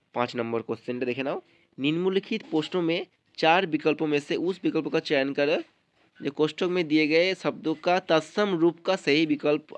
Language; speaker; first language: Hindi; non-native, local second language; Bangla